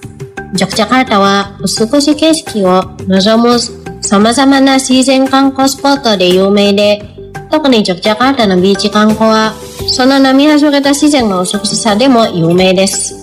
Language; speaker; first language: Japanese; non-native, fluent; Indonesian